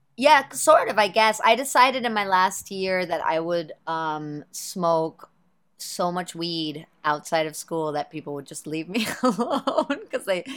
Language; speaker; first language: English; early bilingual, other home language; German